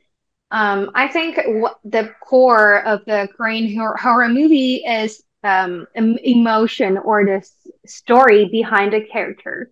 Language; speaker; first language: English; non-native, fluent; Korean